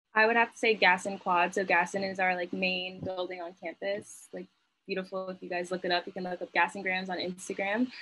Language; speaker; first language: English; native; English